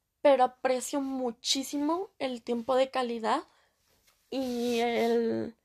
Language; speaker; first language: Spanish; early bilingual, heritage; Spanish